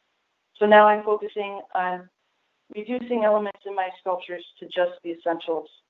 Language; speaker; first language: English; native; English